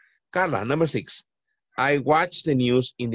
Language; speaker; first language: English; non-native, fluent; Spanish